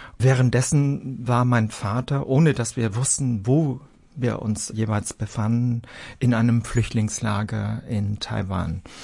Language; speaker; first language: German; early bilingual, other home language; Vietnamese